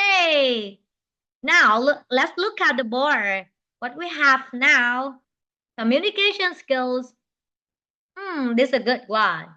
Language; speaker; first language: English; non-native, fluent; Vietnamese